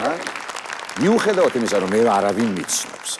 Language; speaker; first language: Georgian; native; Georgian